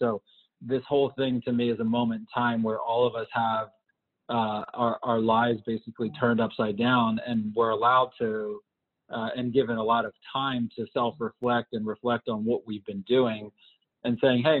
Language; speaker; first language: English; native; English